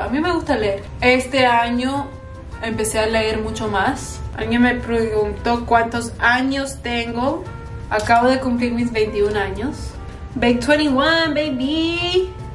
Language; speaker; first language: Spanish; early bilingual, heritage; Spanish